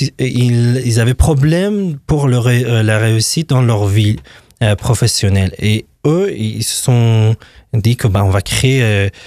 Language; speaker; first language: French; non-native, fluent; Persian